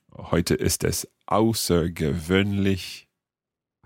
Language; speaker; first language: German; non-native, learner; English